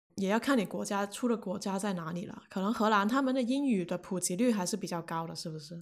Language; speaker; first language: Chinese; non-native, local second language; Cantonese